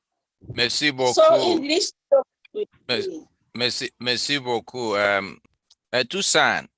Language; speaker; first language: French; non-native, learner; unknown